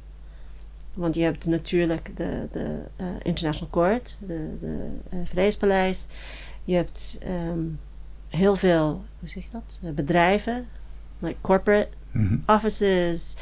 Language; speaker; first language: Dutch; non-native, fluent; English